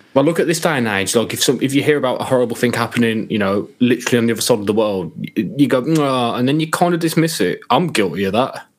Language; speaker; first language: English; native; English